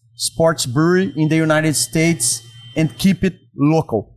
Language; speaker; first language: English; non-native, fluent; Portuguese